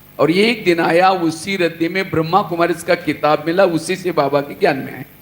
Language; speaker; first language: Hindi; non-native, local second language; Marathi